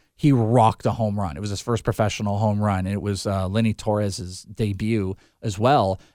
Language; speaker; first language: English; native; English